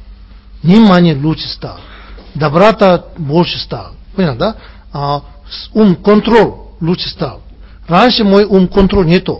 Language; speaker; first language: Russian; non-native, learner; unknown